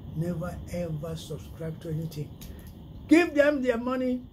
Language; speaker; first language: English; non-native, local second language; Yoruba